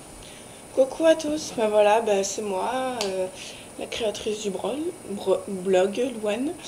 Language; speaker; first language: French; native; French